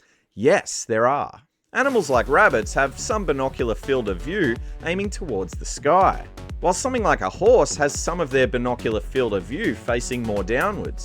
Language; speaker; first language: English; native; English